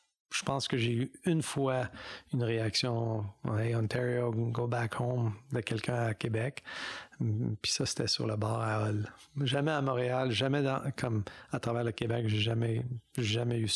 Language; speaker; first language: French; non-native, local second language; English